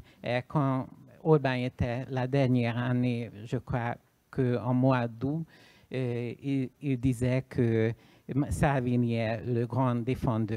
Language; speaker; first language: French; non-native, learner; Hungarian